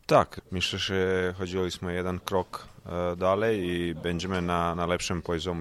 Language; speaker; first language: Polish; non-native, learner; Croatian